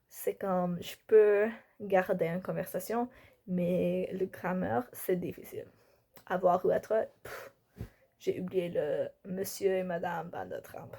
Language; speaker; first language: French; non-native, learner; English